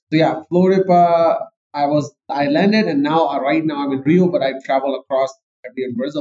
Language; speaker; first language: English; non-native, local second language; Urdu